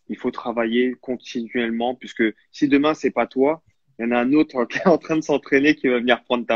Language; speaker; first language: French; native; French